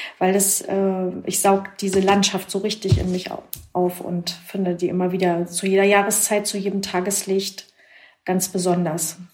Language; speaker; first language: German; native; German